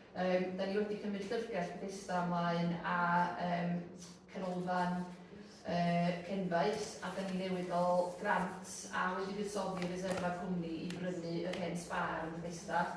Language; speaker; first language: Welsh; native; Welsh